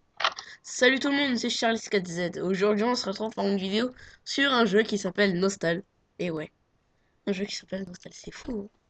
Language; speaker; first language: French; native; French